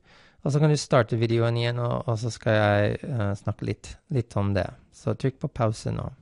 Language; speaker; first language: Norwegian; non-native, fluent; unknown